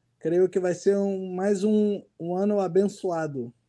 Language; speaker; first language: Spanish; non-native, learner; Portuguese